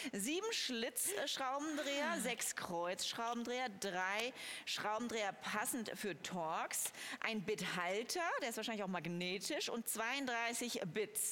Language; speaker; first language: German; native; German